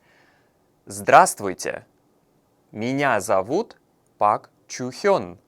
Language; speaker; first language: Russian; non-native, fluent; Korean